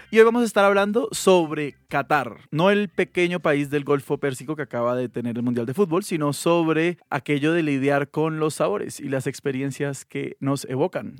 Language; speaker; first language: Spanish; native; Spanish